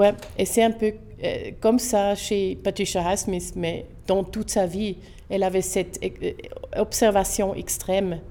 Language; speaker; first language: French; non-native, local second language; German